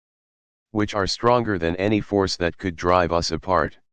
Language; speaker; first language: English; native; English